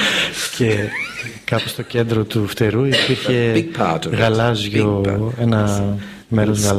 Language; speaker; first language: Greek; native; Greek